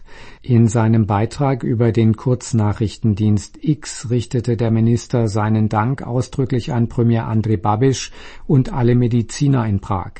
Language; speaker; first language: German; native; German